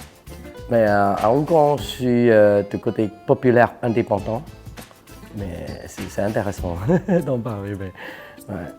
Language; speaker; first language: French; non-native, fluent; Cantonese